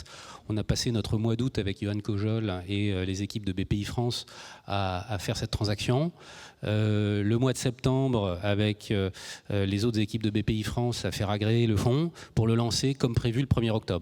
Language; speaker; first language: French; native; French